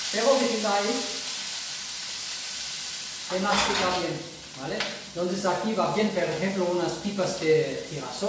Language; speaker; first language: Spanish; non-native, fluent; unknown